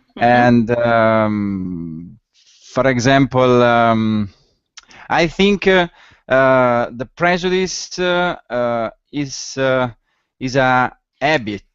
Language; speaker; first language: English; non-native, learner; Italian